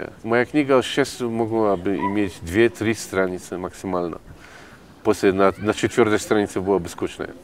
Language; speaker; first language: Russian; non-native, fluent; Polish